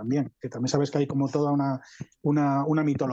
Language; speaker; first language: Spanish; native; Spanish